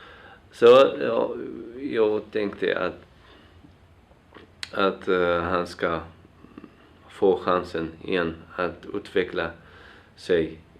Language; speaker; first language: Swedish; non-native, fluent; Arabic